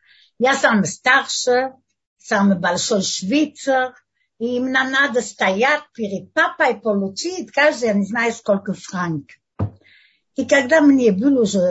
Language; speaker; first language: Russian; non-native, learner; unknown